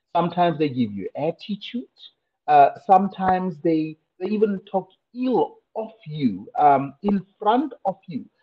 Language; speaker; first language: English; non-native, local second language; Tswana